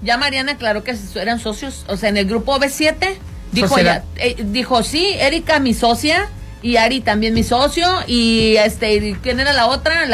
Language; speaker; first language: Spanish; native; Spanish